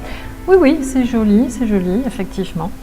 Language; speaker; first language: French; native; French